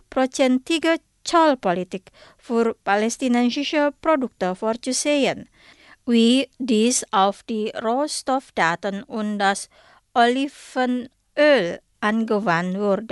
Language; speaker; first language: German; non-native, fluent; Indonesian